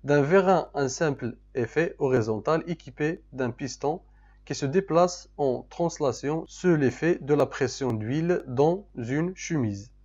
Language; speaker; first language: French; non-native, local second language; Arabic